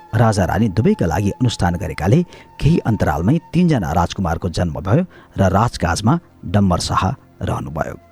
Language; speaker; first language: Nepali; native; Nepali